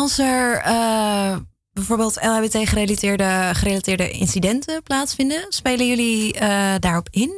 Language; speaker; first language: Dutch; native; Dutch